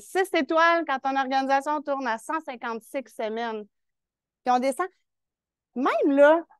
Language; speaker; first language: French; native; French